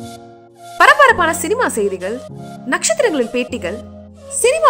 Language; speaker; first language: Tamil; native; Tamil